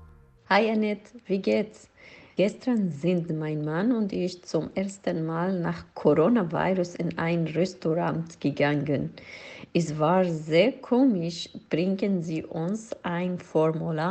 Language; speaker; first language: German; non-native, learner; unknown